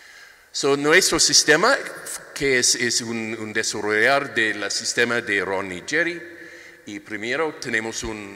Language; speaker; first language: Spanish; non-native, learner; English